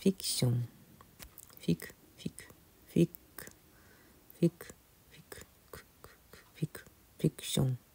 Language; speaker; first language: Japanese; non-native, learner; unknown